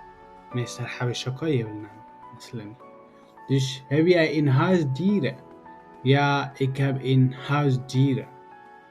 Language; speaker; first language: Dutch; non-native, learner; Tigrinya